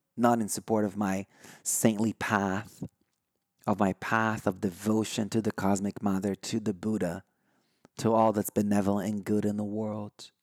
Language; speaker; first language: English; non-native, fluent; Portuguese